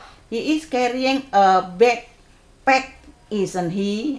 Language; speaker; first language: English; non-native, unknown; Indonesian